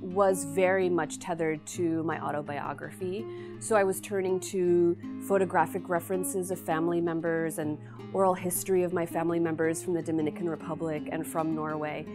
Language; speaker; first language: English; native; English